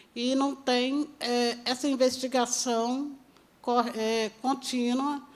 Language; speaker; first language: Portuguese; native; Portuguese